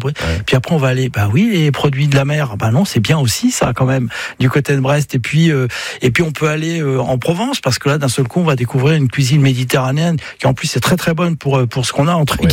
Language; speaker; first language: French; native; French